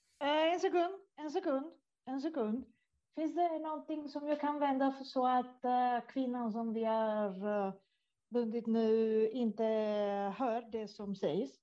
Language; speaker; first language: Swedish; non-native, fluent; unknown